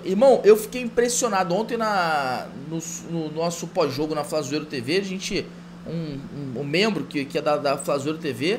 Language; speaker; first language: Portuguese; native; Portuguese